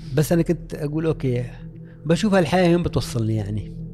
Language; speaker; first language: Arabic; native; Arabic